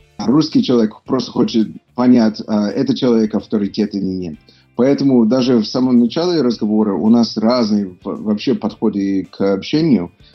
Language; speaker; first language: Russian; non-native, fluent; English